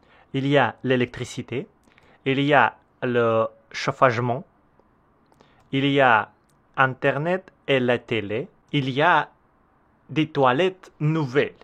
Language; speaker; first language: French; non-native, learner; Russian